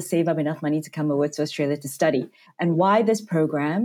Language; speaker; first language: English; non-native, local second language; Cantonese